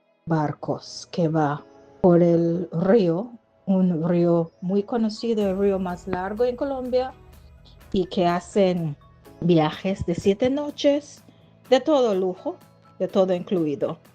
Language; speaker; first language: Spanish; non-native, fluent; English